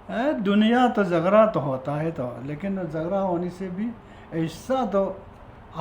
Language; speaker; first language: Hindi; non-native, local second language; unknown